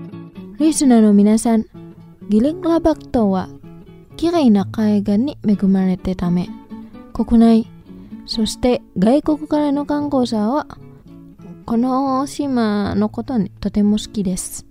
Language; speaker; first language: Japanese; non-native, fluent; Indonesian